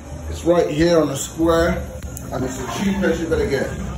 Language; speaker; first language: English; native; English